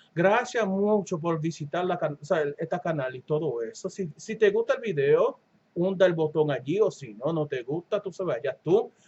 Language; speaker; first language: Spanish; early bilingual, other home language; English